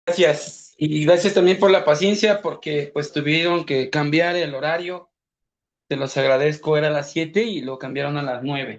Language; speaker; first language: Spanish; native; Spanish